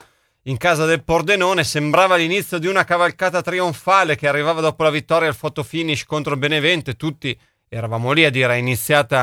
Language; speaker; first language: Italian; native; Italian